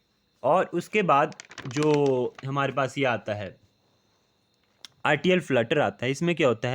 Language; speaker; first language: Hindi; native; Hindi